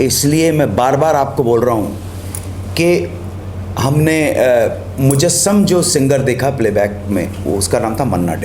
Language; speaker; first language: Hindi; native; Hindi